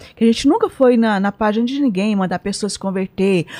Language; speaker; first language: Portuguese; native; Portuguese